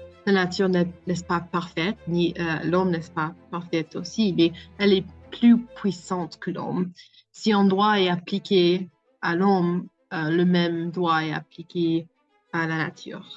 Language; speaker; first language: French; non-native, learner; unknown